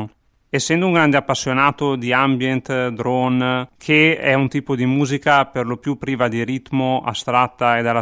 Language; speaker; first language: Italian; native; Italian